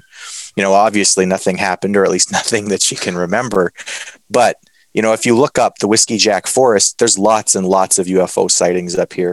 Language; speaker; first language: English; native; English